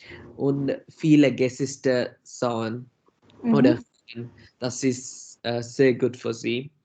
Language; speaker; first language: German; non-native, learner; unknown